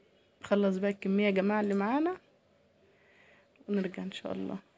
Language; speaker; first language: Arabic; native; Arabic